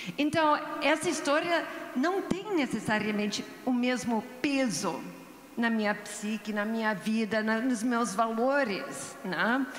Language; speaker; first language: Portuguese; non-native, fluent; English